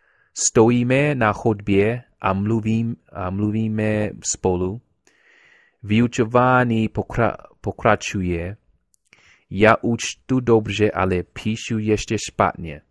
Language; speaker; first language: Czech; non-native, learner; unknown